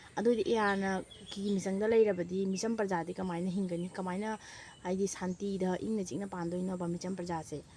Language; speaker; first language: Manipuri; native; Manipuri